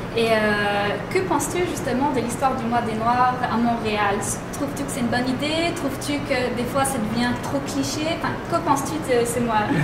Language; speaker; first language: French; native; French